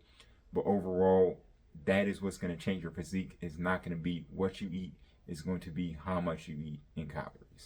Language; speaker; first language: English; native; English